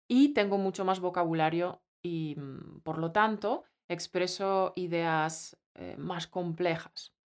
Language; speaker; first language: Spanish; non-native, fluent; Polish